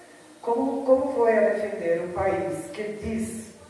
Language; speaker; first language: Portuguese; early bilingual, heritage; Spanish